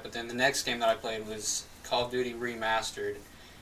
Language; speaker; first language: English; native; English